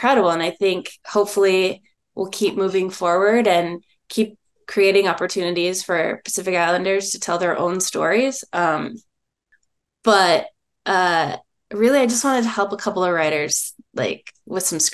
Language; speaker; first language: English; native; English